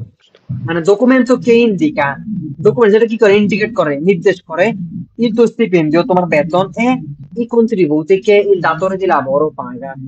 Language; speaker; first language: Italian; non-native, fluent; Bangla